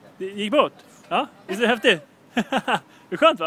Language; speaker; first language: Swedish; native; Swedish